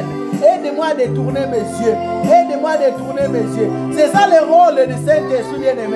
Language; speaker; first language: French; non-native, local second language; Lingala